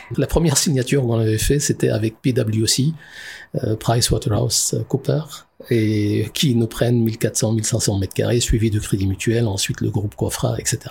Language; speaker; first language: French; non-native, local second language; Arabic